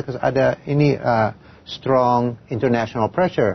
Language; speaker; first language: Indonesian; non-native, fluent; English